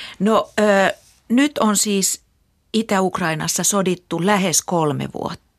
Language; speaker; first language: Finnish; native; Finnish